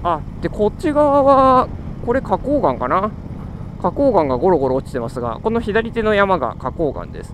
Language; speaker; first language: Japanese; native; Japanese